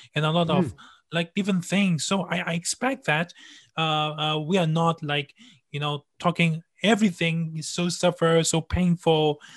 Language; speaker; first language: English; non-native, local second language; Cantonese